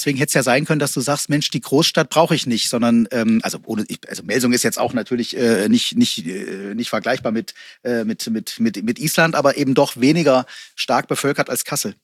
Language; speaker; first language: German; native; German